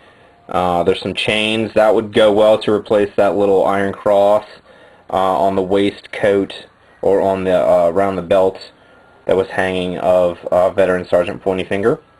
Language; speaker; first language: English; native; English